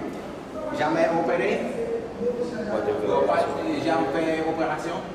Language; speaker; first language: French; non-native, learner; English